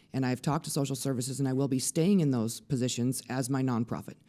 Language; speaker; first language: English; native; English